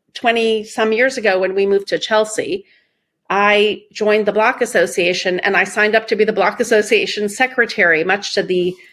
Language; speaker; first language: English; early bilingual, other home language; Persian